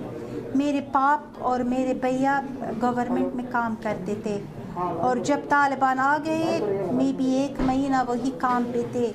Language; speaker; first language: Hindi; non-native, fluent; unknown